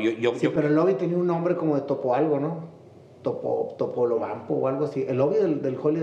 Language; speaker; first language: Spanish; native; Spanish